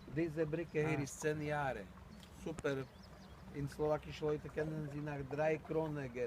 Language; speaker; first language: German; non-native, learner; Slovak